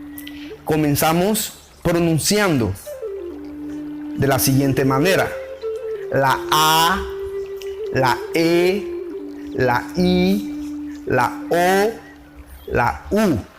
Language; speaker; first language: Spanish; non-native, local second language; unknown